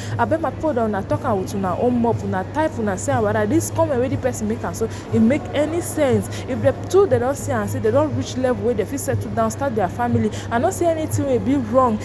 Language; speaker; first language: Nigerian Pidgin; native; Nigerian Pidgin